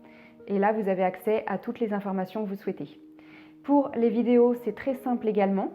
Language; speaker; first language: French; native; French